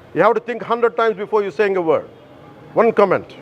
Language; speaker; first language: English; non-native, local second language; Telugu